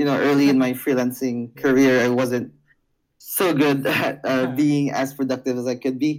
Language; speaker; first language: English; non-native, local second language; Hiligaynon